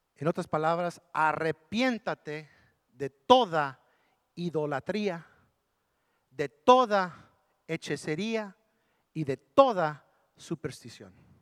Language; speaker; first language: Spanish; early bilingual, heritage; Spanish